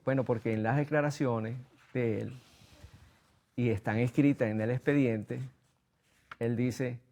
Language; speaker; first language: Spanish; native; Spanish